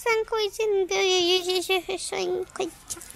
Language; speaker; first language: Chinese; early bilingual, heritage; Chinese